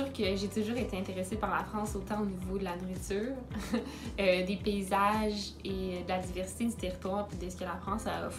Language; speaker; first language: French; native; French